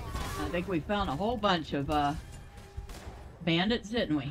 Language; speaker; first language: English; native; English